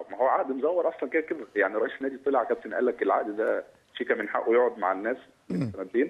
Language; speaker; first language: Arabic; native; Arabic